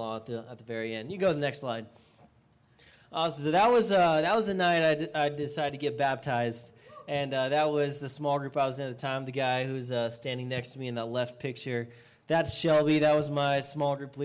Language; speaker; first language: English; native; English